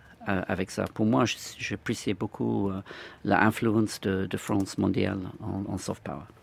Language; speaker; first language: French; non-native, fluent; English